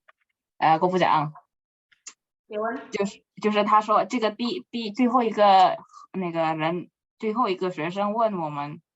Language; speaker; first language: Chinese; non-native, fluent; Indonesian